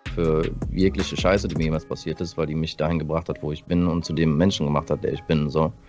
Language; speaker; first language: German; early bilingual, other home language; English